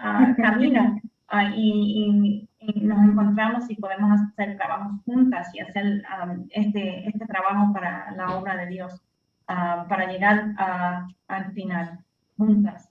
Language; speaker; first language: Spanish; early bilingual, heritage; Spanish